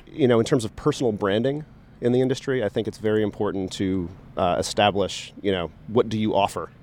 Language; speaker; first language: English; native; English